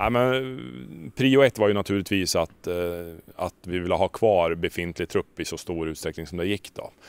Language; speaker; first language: Swedish; native; Swedish